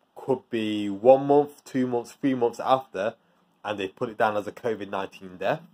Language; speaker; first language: English; native; English